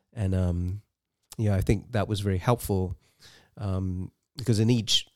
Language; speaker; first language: English; native; English